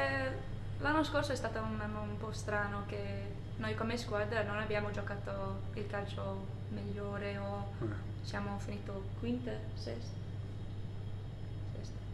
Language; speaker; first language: Italian; non-native, fluent; English